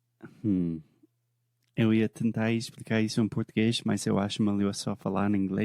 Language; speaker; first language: Portuguese; non-native, fluent; English